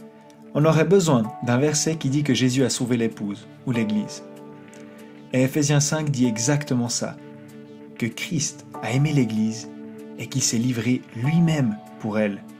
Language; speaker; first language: French; native; French